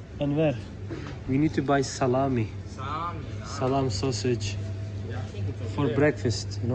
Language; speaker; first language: English; non-native, learner; Turkish